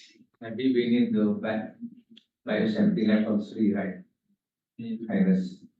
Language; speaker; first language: English; non-native, learner; Indonesian